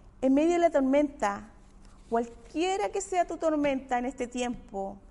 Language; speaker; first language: Spanish; native; Spanish